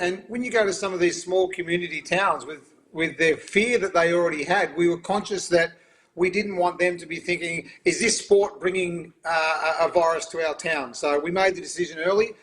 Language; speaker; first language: English; native; English